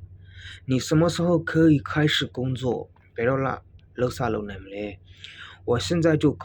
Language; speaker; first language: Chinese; non-native, fluent; Burmese